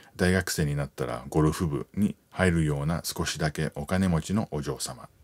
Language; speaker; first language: Japanese; non-native, fluent; English